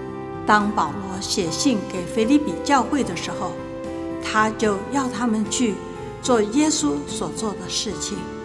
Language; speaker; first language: Chinese; native; Chinese